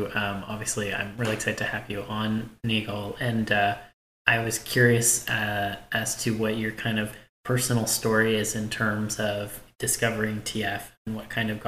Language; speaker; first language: English; native; English